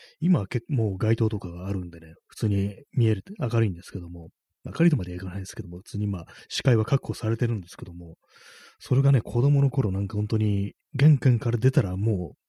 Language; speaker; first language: Japanese; native; Japanese